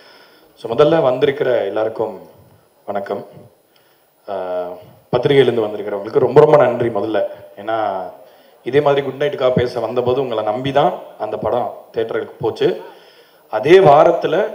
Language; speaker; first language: Tamil; native; Tamil